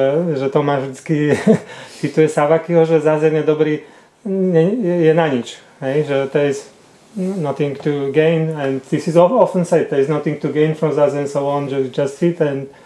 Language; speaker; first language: English; non-native, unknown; Slovak